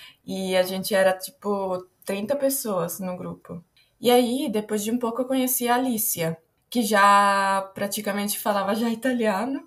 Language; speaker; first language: Portuguese; non-native, fluent; Italian